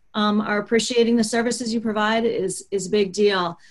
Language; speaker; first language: English; native; English